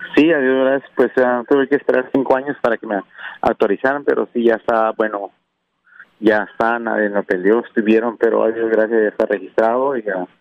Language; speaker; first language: Spanish; non-native, local second language; Kʼicheʼ